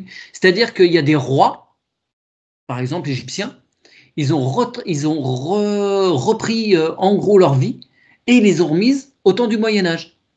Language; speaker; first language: French; native; French